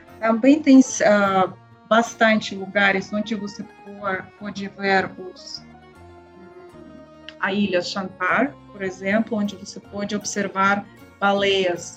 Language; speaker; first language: Portuguese; non-native, learner; Russian